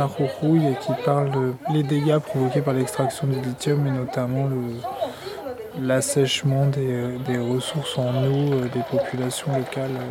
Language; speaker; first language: French; native; French